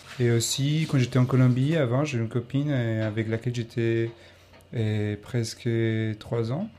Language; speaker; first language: French; non-native, fluent; Spanish